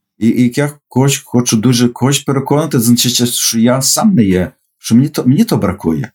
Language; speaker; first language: Ukrainian; early bilingual, heritage; Ukrainian